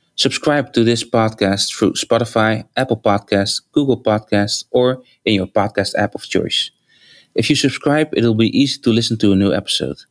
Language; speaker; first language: English; non-native, fluent; Dutch